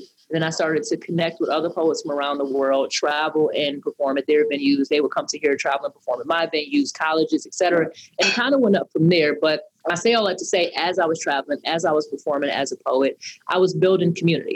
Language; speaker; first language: English; native; English